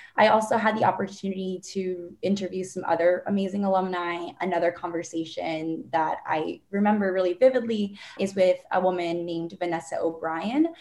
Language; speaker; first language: English; native; English